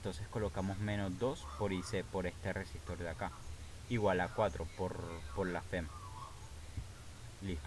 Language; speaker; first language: Spanish; native; Spanish